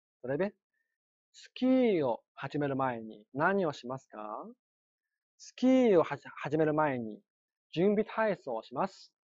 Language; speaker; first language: Japanese; non-native, fluent; Chinese